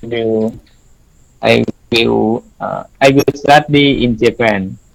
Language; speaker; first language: English; non-native, learner; Thai